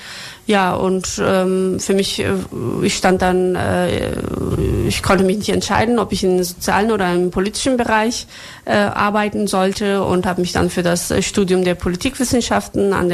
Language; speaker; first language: German; early bilingual, other home language; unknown